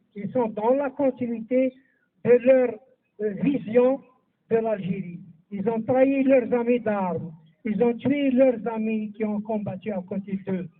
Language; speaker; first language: French; non-native, local second language; Kabyle